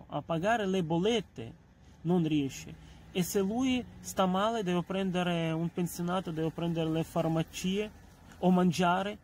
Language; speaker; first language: Italian; non-native, fluent; Ukrainian